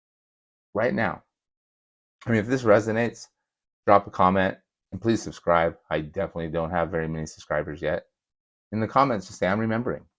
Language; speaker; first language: English; native; English